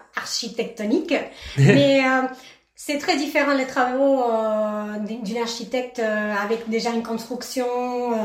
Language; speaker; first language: French; non-native, fluent; Spanish